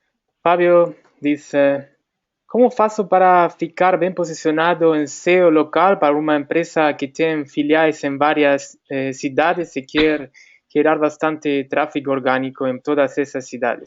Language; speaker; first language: Portuguese; non-native, fluent; Spanish